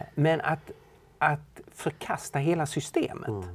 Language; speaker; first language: Swedish; native; Swedish